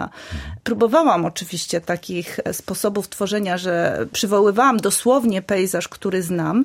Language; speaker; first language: Polish; native; Polish